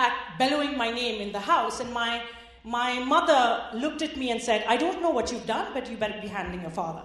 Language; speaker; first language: English; non-native, local second language; Urdu